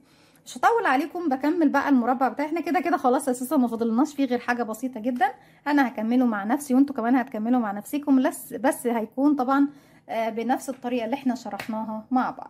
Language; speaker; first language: Arabic; native; Arabic